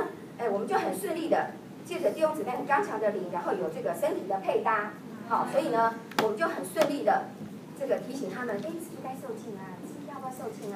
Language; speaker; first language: Chinese; native; Chinese